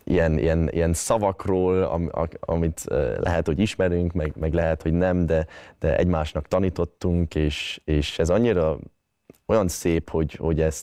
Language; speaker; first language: Hungarian; early bilingual, heritage; Hungarian